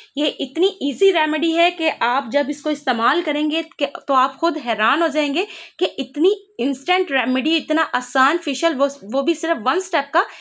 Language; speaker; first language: Urdu; native; Urdu